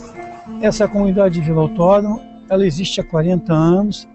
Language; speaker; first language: Portuguese; native; Portuguese